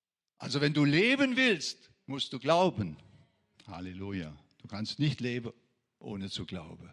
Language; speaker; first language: German; non-native, fluent; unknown